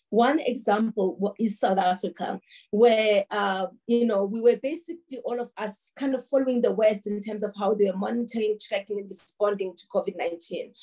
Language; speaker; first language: English; non-native, local second language; Tsonga